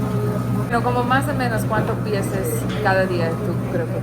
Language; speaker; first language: Spanish; non-native, learner; English